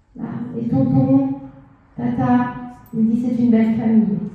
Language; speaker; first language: French; native; French